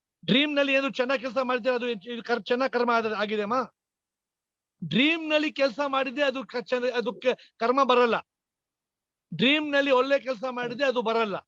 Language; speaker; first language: Kannada; non-native, local second language; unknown